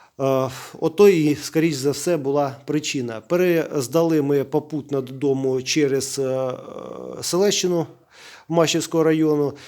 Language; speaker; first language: Ukrainian; native; Ukrainian